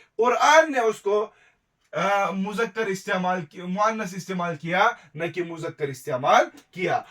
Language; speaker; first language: Urdu; non-native, local second language; Kashmiri